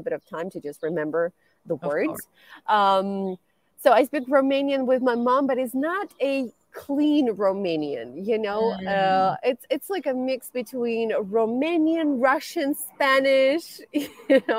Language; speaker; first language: English; non-native, fluent; Romanian